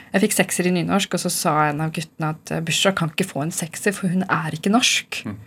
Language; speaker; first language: Norwegian; non-native, local second language; Urdu